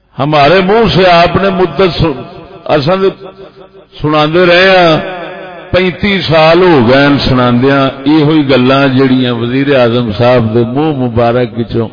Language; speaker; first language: Urdu; native; Urdu